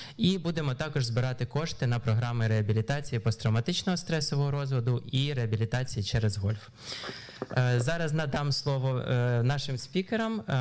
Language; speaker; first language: Ukrainian; native; Ukrainian